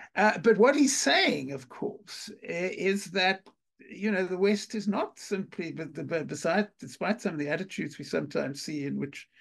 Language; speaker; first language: English; native; English